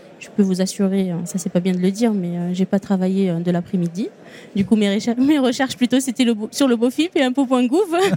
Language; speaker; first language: French; non-native, local second language; Arabic